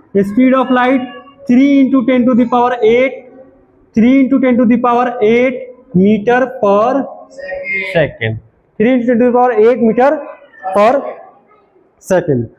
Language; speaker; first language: Hindi; native; Hindi